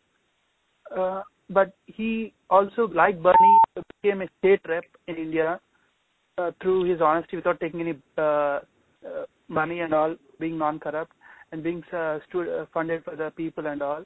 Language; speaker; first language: English; non-native, local second language; Telugu